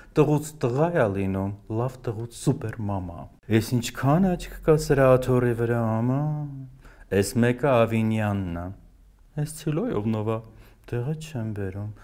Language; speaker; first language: Armenian; native; Armenian